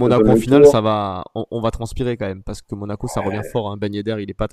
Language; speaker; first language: French; native; French